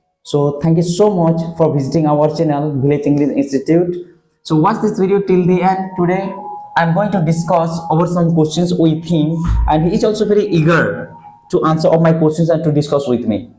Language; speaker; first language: English; non-native, fluent; Hindi